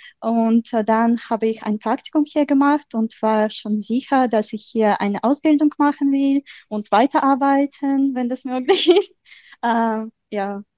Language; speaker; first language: German; non-native, fluent; Ukrainian